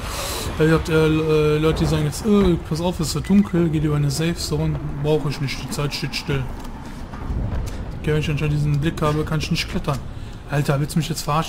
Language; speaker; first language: German; native; German